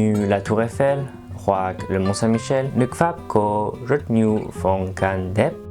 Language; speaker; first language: Vietnamese; non-native, learner; French